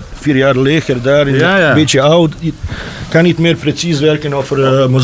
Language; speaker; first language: Dutch; non-native, learner; Bosnian